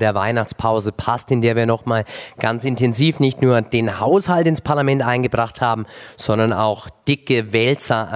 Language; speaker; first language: German; native; German